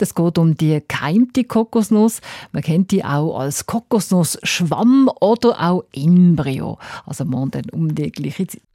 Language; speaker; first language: German; native; German